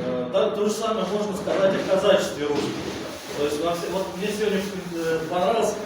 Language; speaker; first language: Russian; native; Russian